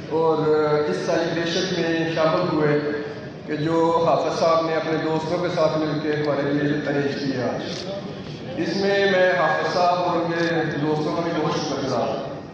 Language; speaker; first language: Urdu; native; Urdu